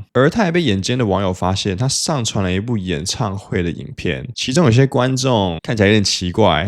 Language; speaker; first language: Chinese; native; Chinese